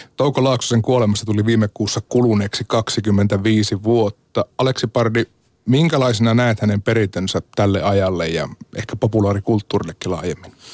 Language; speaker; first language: Finnish; native; Finnish